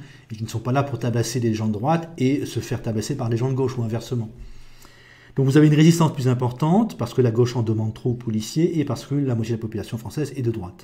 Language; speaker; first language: French; native; French